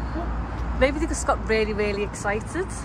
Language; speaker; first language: English; native; English